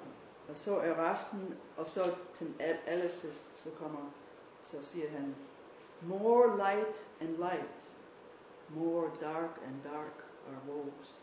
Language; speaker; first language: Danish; non-native, fluent; English